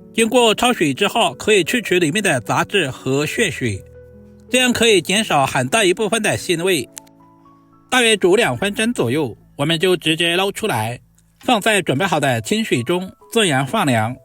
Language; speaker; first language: Chinese; native; Chinese